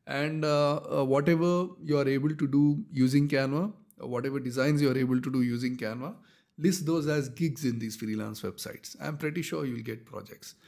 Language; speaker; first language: English; non-native, local second language; Kannada